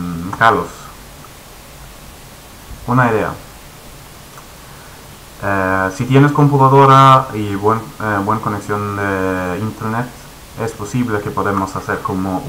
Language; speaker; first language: Spanish; non-native, fluent; Swedish